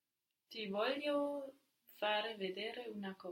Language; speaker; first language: Italian; non-native, learner; English